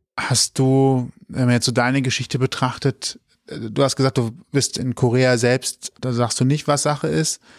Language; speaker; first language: German; native; German